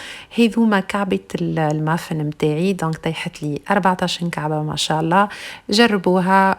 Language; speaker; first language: Arabic; native; Arabic